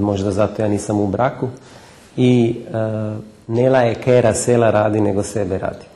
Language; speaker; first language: Croatian; non-native, fluent; Italian